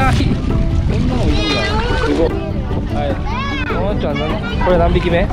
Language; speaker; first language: Japanese; native; Japanese